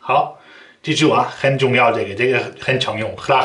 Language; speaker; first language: Chinese; non-native, fluent; Dutch